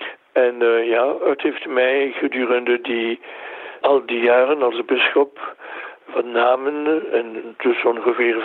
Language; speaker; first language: Dutch; non-native, local second language; French